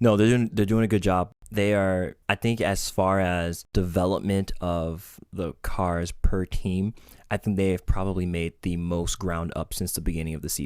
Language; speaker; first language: English; native; English